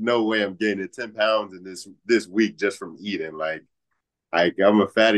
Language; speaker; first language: English; native; English